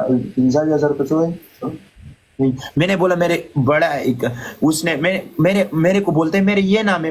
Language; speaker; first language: Hindi; non-native, learner; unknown